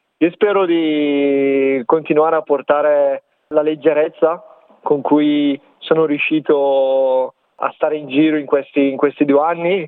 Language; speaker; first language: Italian; native; Italian